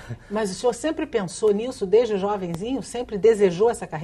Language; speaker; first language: Portuguese; native; Portuguese